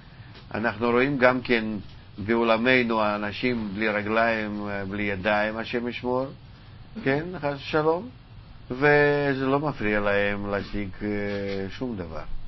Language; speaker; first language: Hebrew; non-native, fluent; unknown